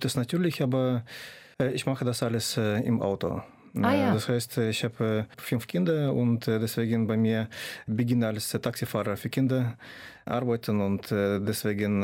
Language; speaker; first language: German; non-native, fluent; Russian